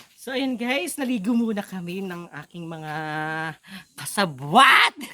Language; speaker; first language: Filipino; native; Filipino